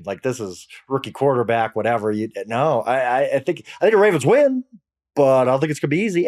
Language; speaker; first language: English; native; English